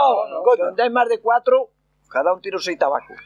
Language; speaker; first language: Spanish; non-native, local second language; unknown